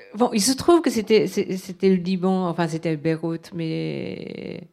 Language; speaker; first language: French; non-native, fluent; Japanese